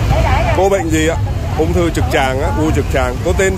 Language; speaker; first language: Vietnamese; native; Vietnamese